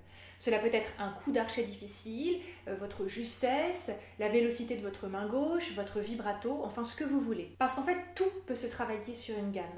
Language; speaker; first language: French; native; French